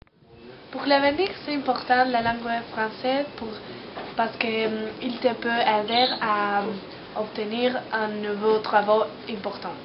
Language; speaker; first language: French; non-native, learner; Spanish